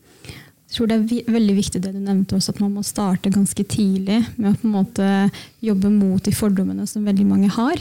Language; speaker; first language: Norwegian; native; Norwegian